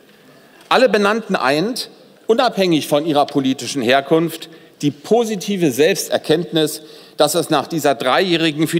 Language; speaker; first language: German; native; German